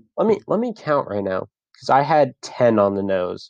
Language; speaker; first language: English; native; English